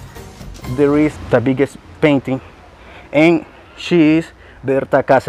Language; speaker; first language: English; non-native, learner; Spanish